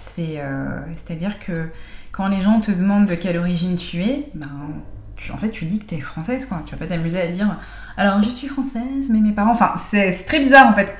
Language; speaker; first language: French; native; French